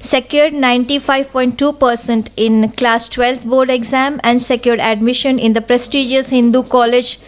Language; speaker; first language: English; non-native, local second language; Marathi